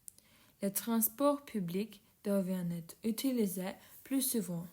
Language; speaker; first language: French; non-native, learner; Turkish